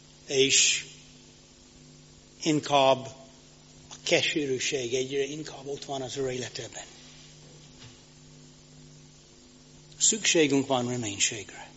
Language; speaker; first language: Hungarian; non-native, fluent; English